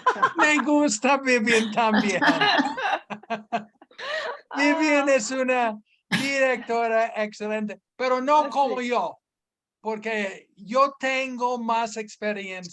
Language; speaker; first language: Spanish; non-native, fluent; English